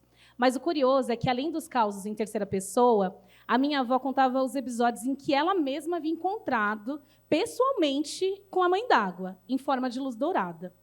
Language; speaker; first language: Portuguese; native; Portuguese